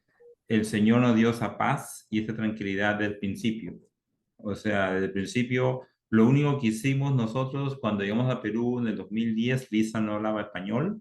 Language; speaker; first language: Spanish; native; Spanish